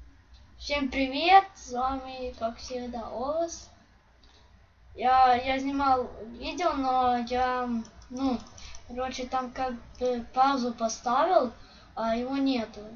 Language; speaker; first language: Russian; non-native, local second language; Ukrainian